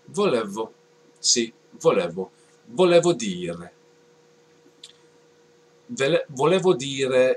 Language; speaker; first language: Italian; non-native, learner; English